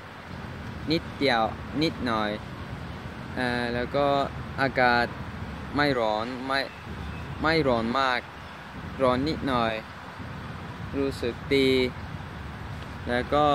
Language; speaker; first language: Thai; non-native, learner; English